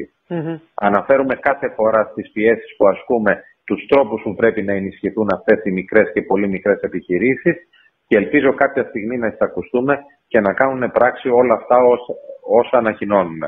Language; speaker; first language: Greek; native; Greek